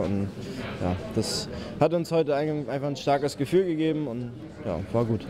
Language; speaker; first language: German; native; German